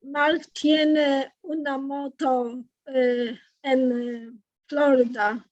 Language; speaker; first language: Spanish; non-native, learner; English